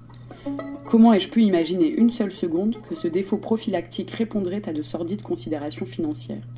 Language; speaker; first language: French; native; French